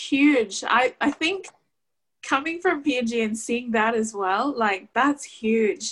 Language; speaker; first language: English; non-native, fluent; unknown